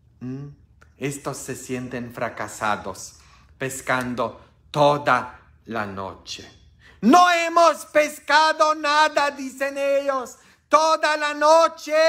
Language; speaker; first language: Spanish; non-native, fluent; Polish